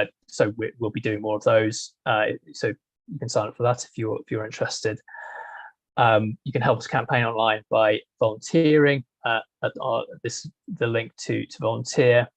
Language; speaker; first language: English; native; English